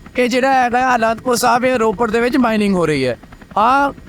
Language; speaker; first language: Punjabi; native; Punjabi